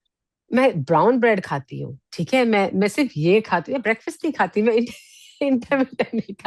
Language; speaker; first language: Hindi; native; Hindi